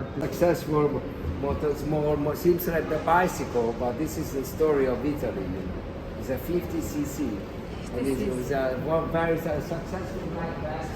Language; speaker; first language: English; non-native, fluent; Italian